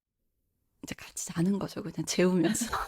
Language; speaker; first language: Korean; native; Korean